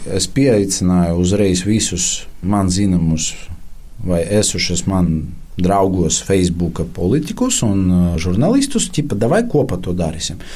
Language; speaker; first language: Latvian; non-native, local second language; Russian